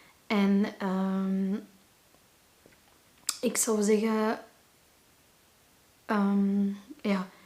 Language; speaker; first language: Dutch; non-native, local second language; Arabic